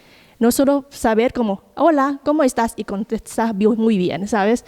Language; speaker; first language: Spanish; non-native, fluent; Thai